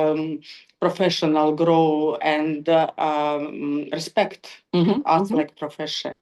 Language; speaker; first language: English; non-native, learner; Russian